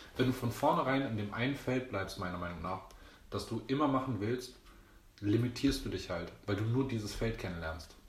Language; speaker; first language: German; early bilingual, other home language; Greek